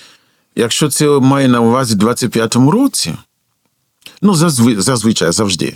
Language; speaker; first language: Ukrainian; non-native, fluent; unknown